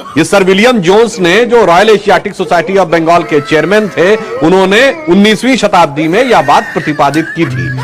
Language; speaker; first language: Hindi; native; Hindi